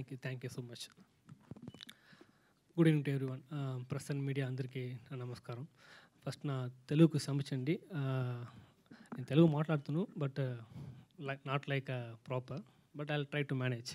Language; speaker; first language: Telugu; non-native, fluent; Tamil